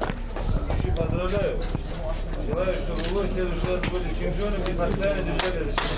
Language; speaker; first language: Russian; non-native, local second language; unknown